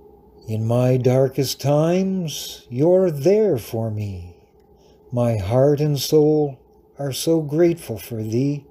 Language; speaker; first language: English; native; English